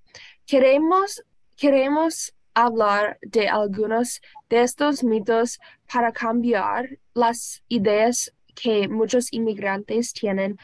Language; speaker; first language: Spanish; non-native, learner; English